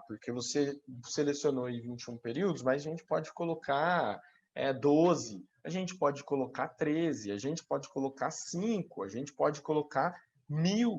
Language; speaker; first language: Portuguese; native; Portuguese